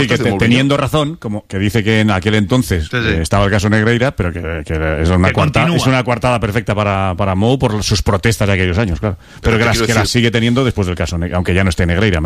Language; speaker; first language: Spanish; native; Spanish